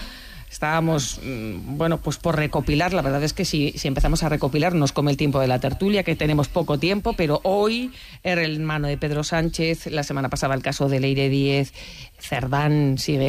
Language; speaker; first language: Spanish; native; Spanish